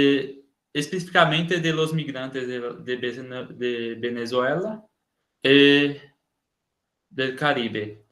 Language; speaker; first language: Spanish; non-native, learner; Portuguese